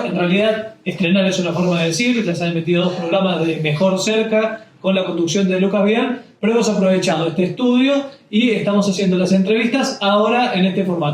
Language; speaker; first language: Spanish; native; Spanish